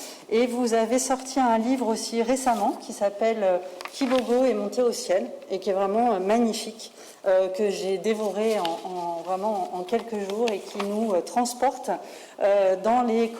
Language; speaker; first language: French; native; French